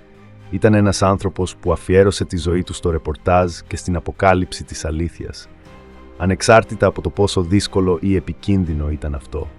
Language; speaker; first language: Greek; native; Greek